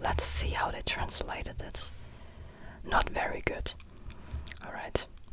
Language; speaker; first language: English; non-native, fluent; German